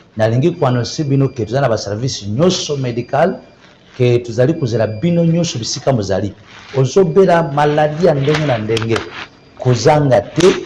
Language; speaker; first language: Lingala; non-native, local second language; Kituba (Democratic Republic of Congo)